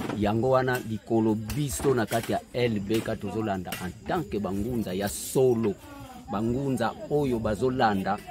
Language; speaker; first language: Lingala; non-native, local second language; Kongo